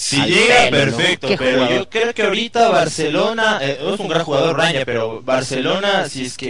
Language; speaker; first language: Spanish; native; Spanish